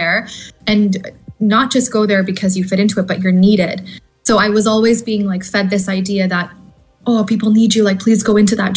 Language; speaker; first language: English; native; English